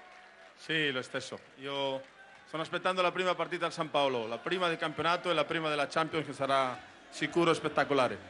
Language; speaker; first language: Italian; non-native, learner; Spanish